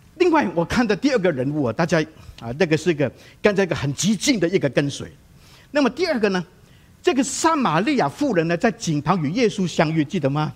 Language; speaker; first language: Chinese; non-native, local second language; Cantonese